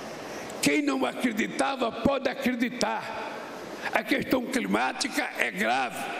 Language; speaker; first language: Portuguese; native; Portuguese